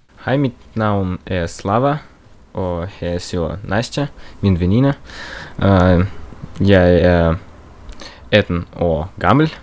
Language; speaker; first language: Norwegian; non-native, learner; Russian